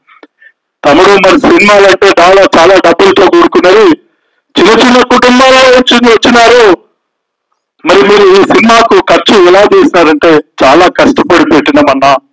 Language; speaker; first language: Telugu; native; Telugu